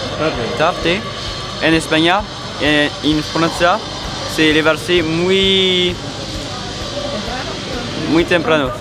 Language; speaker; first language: Spanish; non-native, learner; French